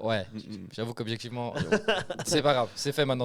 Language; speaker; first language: French; native; French